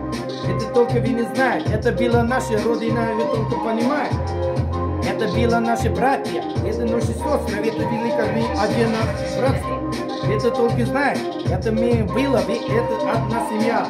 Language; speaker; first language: Russian; non-native, learner; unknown